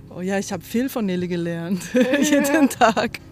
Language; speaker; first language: German; non-native, fluent; Portuguese